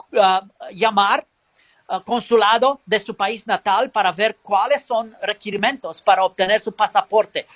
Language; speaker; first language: Spanish; non-native, learner; English